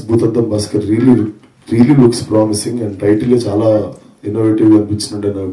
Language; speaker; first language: Telugu; native; Telugu